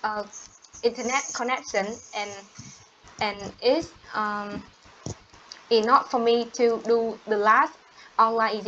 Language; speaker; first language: English; non-native, learner; Vietnamese